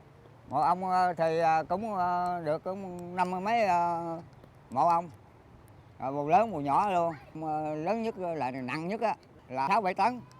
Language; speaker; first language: Vietnamese; native; Vietnamese